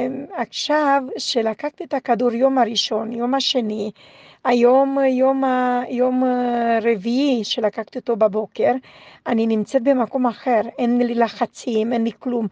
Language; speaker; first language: Hebrew; non-native, fluent; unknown